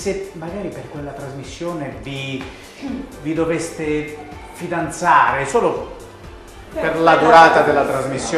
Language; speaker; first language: Italian; native; Italian